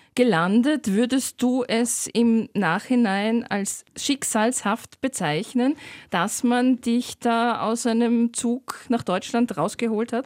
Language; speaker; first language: German; native; German